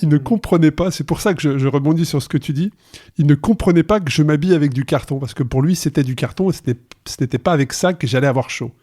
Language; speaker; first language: French; native; French